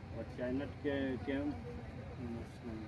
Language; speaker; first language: English; non-native, learner; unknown